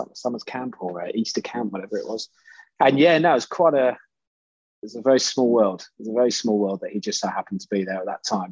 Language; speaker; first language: English; native; English